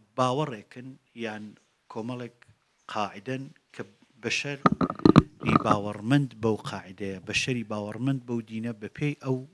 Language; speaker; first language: Central Kurdish; native; Central Kurdish